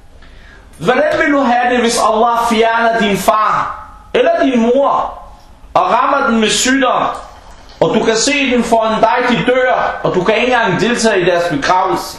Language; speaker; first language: Danish; non-native, local second language; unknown